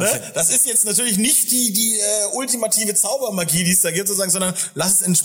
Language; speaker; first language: German; native; German